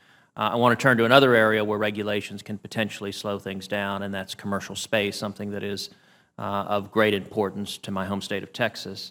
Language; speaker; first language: English; native; English